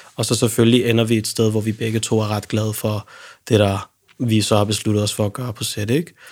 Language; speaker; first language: Danish; early bilingual, other home language; Arabic